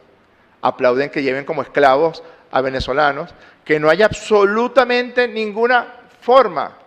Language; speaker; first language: Spanish; native; Spanish